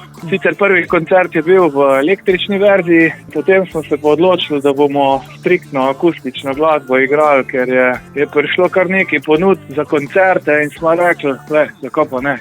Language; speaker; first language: Slovenian; native; Slovenian